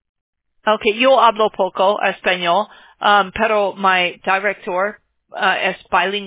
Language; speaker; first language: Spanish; non-native, learner; English